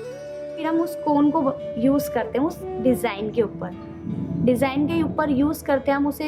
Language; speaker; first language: Hindi; native; Hindi